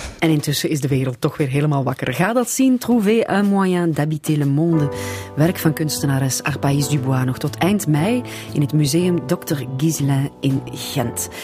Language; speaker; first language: Dutch; native; Dutch